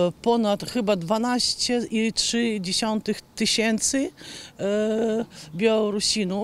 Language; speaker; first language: Polish; non-native, fluent; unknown